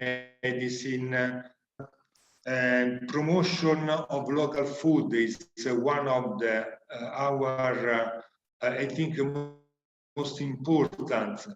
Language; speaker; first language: English; non-native, learner; Italian